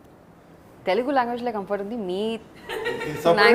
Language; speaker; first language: Telugu; non-native, fluent; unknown